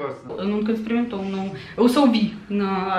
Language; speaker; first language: Portuguese; non-native, learner; Russian